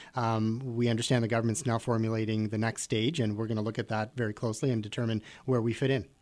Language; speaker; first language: English; native; English